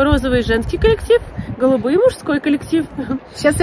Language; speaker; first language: Russian; native; Russian